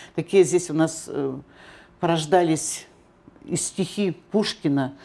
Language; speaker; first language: Russian; native; Russian